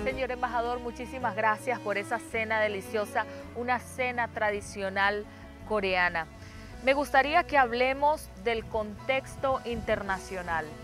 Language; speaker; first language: Spanish; native; Spanish